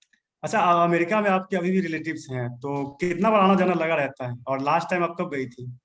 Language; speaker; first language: Hindi; native; Hindi